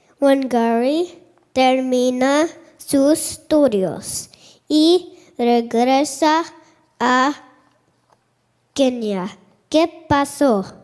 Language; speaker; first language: Spanish; non-native, learner; English